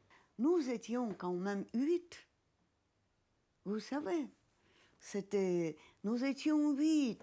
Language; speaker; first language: French; non-native, fluent; Russian